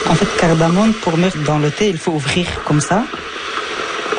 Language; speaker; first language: French; early bilingual, other home language; Persian